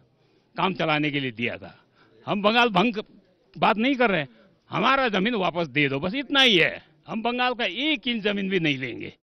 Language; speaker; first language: Hindi; non-native, local second language; Nepali